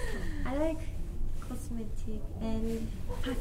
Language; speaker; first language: English; non-native, learner; Japanese